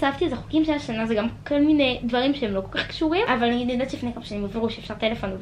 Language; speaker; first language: Hebrew; native; Hebrew